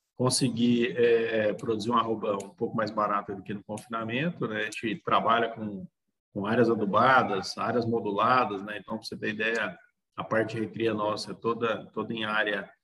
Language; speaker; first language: Portuguese; native; Portuguese